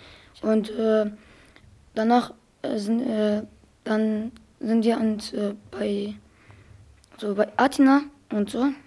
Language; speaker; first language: German; early bilingual, other home language; Arabic